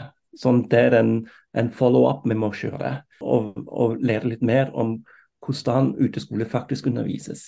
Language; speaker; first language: Norwegian; non-native, fluent; German